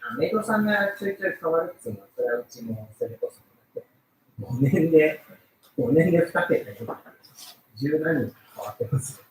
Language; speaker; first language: Japanese; native; Japanese